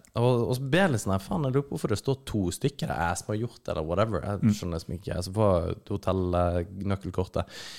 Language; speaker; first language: Norwegian; native; Norwegian